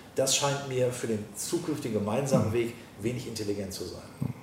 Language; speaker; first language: German; native; German